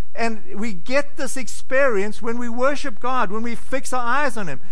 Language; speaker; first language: English; native; English